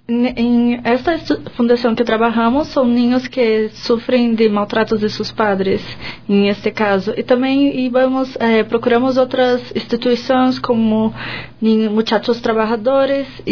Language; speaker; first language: Spanish; non-native, learner; Portuguese